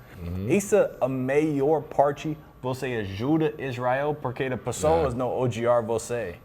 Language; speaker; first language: Portuguese; non-native, learner; English